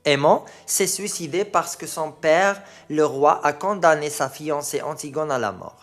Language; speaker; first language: French; non-native, local second language; Arabic